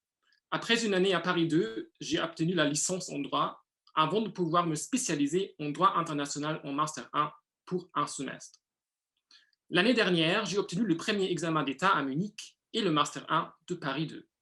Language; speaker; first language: French; non-native, fluent; German